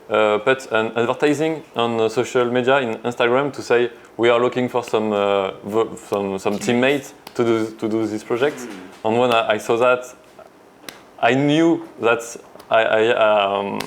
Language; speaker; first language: English; non-native, learner; French